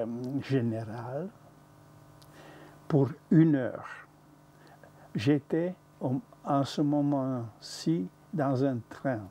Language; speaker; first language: French; non-native, fluent; Czech